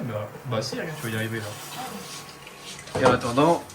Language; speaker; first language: French; native; French